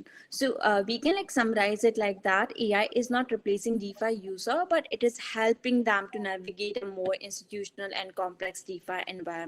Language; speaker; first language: English; non-native, fluent; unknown